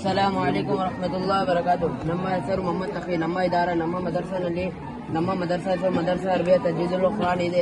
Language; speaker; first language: Kannada; non-native, local second language; Urdu